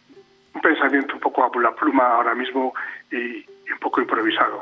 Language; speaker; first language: Spanish; native; Spanish